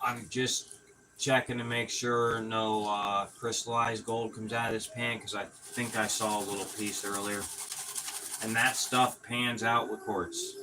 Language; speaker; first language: English; native; English